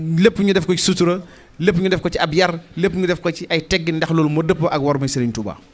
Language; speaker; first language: Wolof; native; Wolof